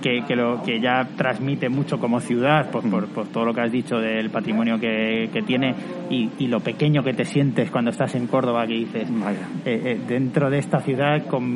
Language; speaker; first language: Spanish; native; Spanish